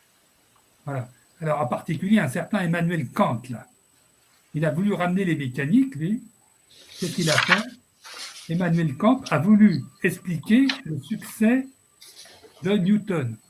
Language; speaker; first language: French; native; French